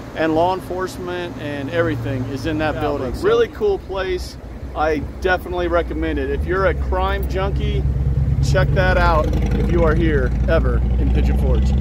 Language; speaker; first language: English; native; English